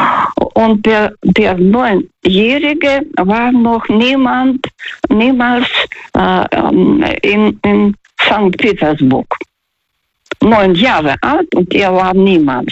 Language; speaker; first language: German; non-native, fluent; Russian